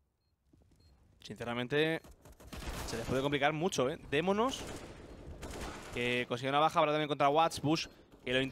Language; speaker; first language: Spanish; native; Spanish